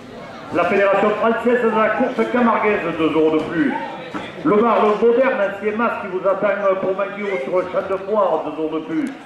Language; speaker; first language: French; native; French